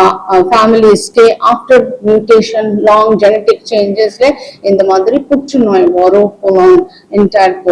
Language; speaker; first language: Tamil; non-native, local second language; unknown